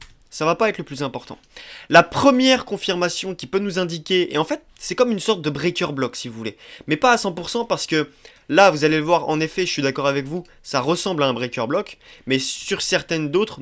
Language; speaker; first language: French; native; French